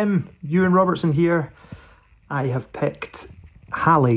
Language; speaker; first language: English; native; English